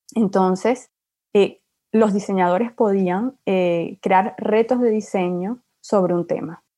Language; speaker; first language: Spanish; native; Spanish